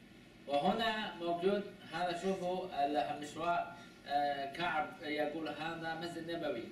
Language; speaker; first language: Arabic; non-native, learner; Chinese